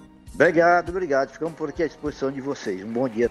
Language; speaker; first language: Portuguese; native; Portuguese